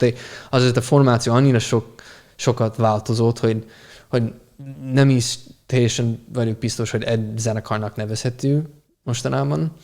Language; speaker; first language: Hungarian; non-native, fluent; English